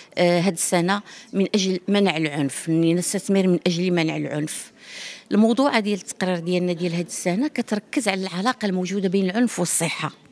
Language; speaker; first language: Arabic; native; Arabic